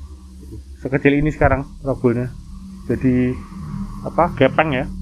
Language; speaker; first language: Indonesian; native; Indonesian